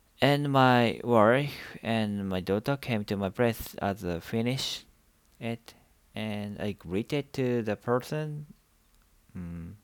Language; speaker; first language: English; non-native, learner; Japanese